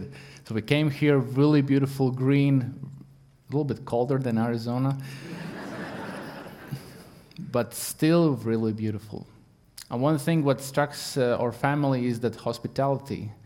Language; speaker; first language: English; non-native, fluent; Latvian